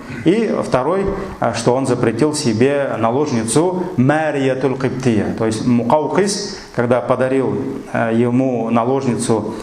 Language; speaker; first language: Russian; non-native, local second language; Tatar